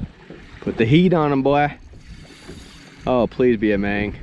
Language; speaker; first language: English; native; English